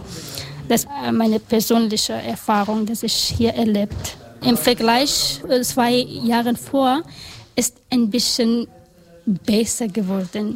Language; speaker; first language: German; non-native, learner; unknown